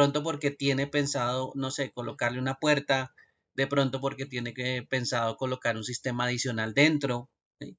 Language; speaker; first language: Spanish; native; Spanish